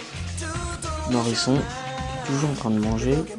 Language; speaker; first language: French; native; French